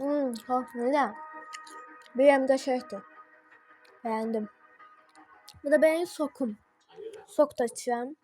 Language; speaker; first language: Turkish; non-native, learner; Azerbaijani